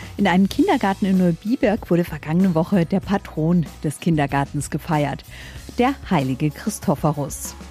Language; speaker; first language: German; native; German